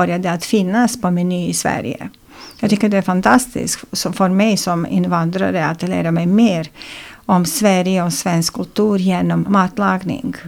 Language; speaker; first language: Swedish; non-native, fluent; Serbian